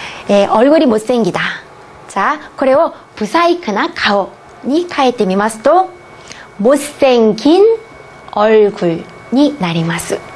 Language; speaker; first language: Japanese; non-native, fluent; Korean